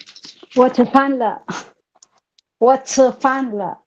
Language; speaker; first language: Chinese; non-native, learner; Filipino